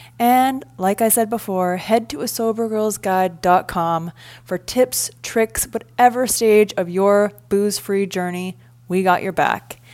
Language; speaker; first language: English; native; English